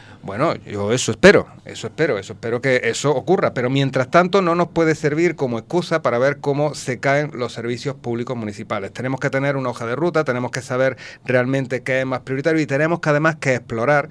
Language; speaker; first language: Spanish; native; Spanish